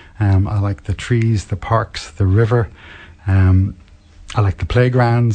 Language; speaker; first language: English; native; English